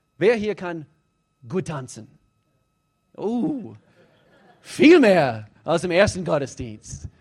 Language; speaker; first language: German; non-native, fluent; English